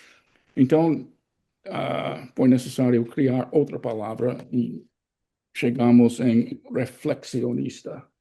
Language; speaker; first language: Portuguese; non-native, fluent; English